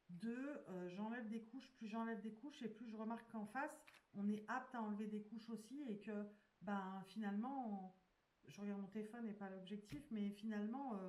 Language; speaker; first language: French; native; French